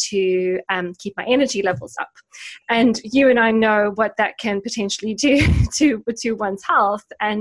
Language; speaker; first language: English; native; English